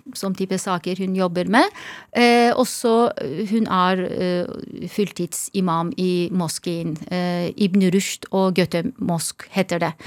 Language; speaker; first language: Norwegian; non-native, fluent; Turkish